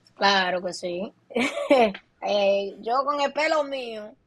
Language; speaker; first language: Spanish; early bilingual, other home language; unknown